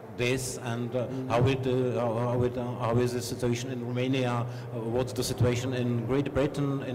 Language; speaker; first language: English; non-native, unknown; Czech